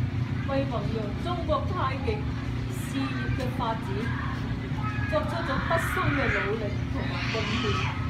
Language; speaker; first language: Cantonese; native; Cantonese